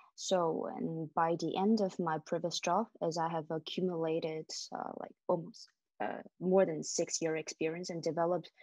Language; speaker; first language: English; non-native, fluent; Chinese